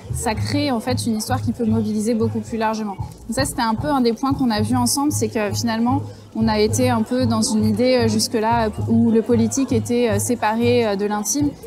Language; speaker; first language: French; native; French